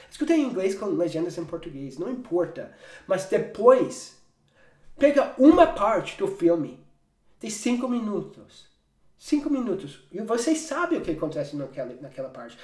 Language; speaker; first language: Portuguese; non-native, fluent; English